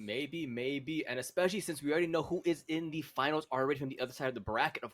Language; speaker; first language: English; native; English